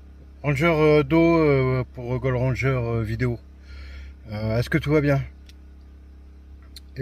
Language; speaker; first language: French; native; French